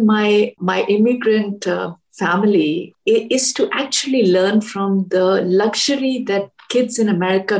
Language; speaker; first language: English; non-native, local second language; Hindi